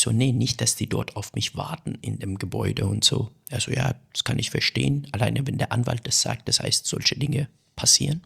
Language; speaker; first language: German; early bilingual, other home language; Persian